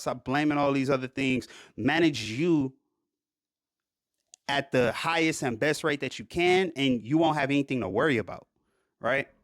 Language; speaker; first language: English; native; English